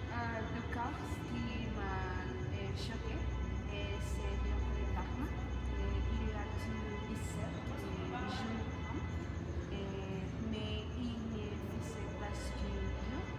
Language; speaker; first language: French; non-native, learner; Spanish